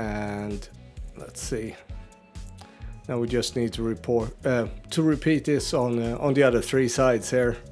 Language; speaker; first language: English; native; English